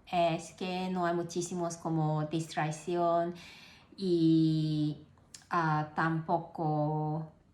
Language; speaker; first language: Spanish; non-native, learner; Cantonese